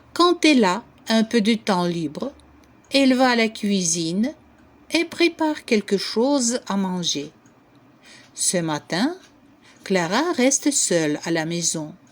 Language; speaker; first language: French; non-native, fluent; Ukrainian